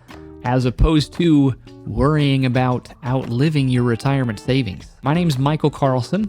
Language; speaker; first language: English; native; English